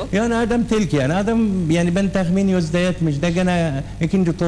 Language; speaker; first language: Turkish; non-native, learner; Arabic